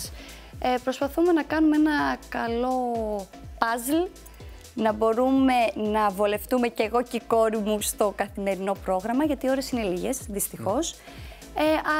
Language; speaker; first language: Greek; native; Greek